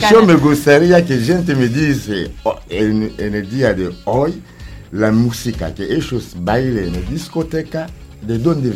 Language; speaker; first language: Spanish; non-native, learner; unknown